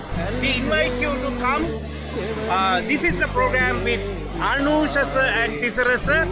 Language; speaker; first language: English; non-native, local second language; Sinhala